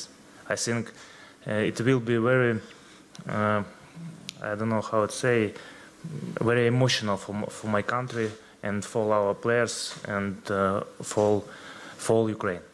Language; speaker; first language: English; non-native, learner; Ukrainian